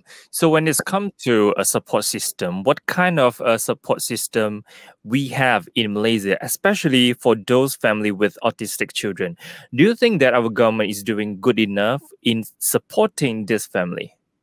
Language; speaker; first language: English; non-native, local second language; Chinese